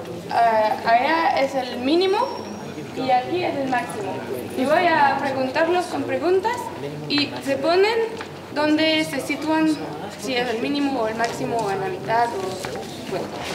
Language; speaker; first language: Spanish; non-native, learner; French